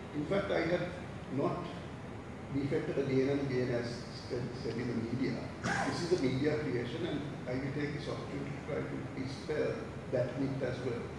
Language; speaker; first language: English; non-native, local second language; Sinhala